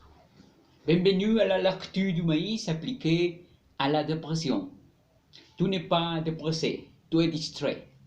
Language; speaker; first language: French; non-native, learner; Spanish